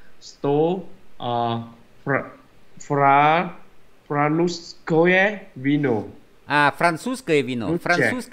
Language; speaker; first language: Russian; non-native, learner; Vietnamese